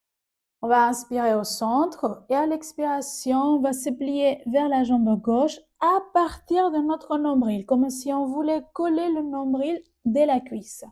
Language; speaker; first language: French; native; French